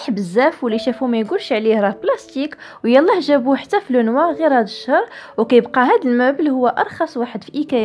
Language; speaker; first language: Arabic; native; Arabic